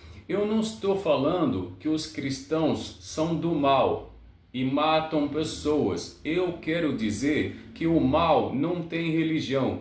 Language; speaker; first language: Portuguese; non-native, learner; Arabic